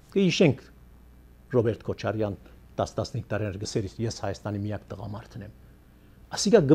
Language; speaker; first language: Armenian; early bilingual, heritage; Armenian